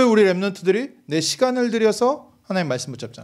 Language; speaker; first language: Korean; native; Korean